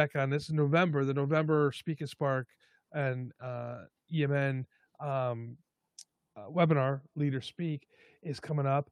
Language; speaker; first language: English; native; English